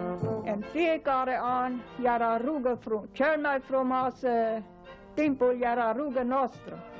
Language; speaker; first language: Romanian; non-native, local second language; German